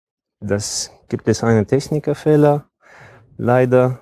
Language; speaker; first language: German; non-native, fluent; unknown